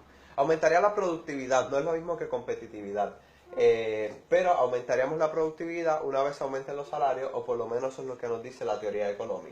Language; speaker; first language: Spanish; native; Spanish